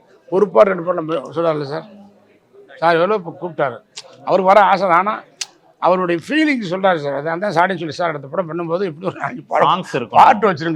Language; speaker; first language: Tamil; native; Tamil